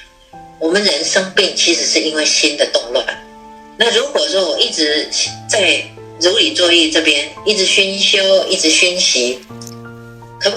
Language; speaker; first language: Chinese; native; Chinese